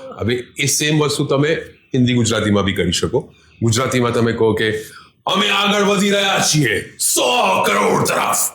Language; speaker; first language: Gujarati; non-native, local second language; Hindi